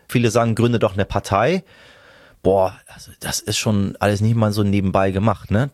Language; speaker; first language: German; early bilingual, other home language; Persian